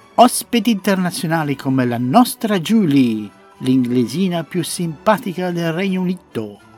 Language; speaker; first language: Italian; native; Italian